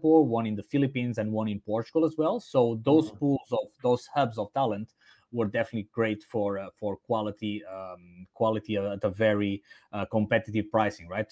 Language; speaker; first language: English; non-native, fluent; Portuguese